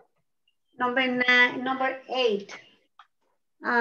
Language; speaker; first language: English; non-native, learner; Spanish